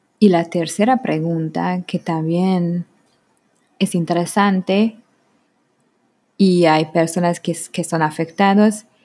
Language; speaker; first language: Spanish; non-native, learner; Hungarian